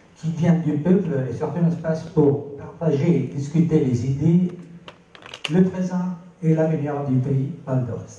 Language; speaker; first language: French; non-native, local second language; Italian